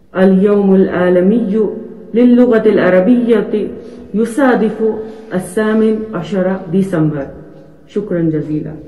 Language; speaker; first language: Arabic; non-native, learner; Kashmiri